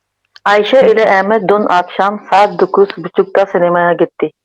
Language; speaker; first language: Turkish; non-native, learner; Urdu